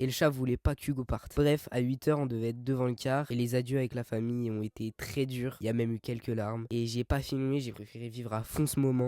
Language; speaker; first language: French; native; French